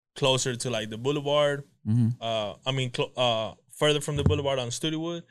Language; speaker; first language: English; early bilingual, other home language; Spanish